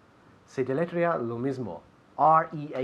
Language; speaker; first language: Spanish; non-native, fluent; English